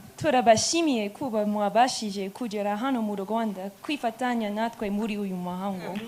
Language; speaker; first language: Kinyarwanda; non-native, learner; English